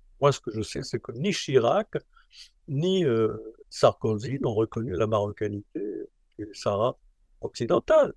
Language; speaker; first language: French; non-native, local second language; Arabic